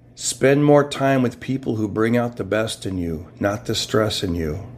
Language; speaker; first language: English; native; English